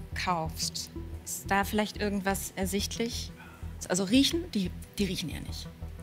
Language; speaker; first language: German; native; German